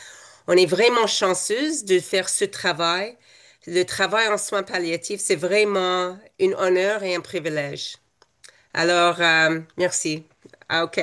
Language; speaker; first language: French; non-native, fluent; English